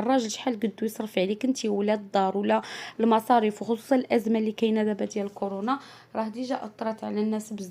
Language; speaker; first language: Arabic; native; Arabic